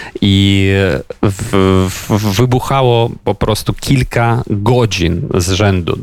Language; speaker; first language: Polish; non-native, fluent; Ukrainian